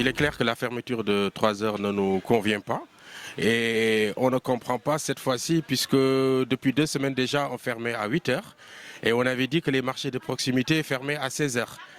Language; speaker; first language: French; non-native, local second language; Wolof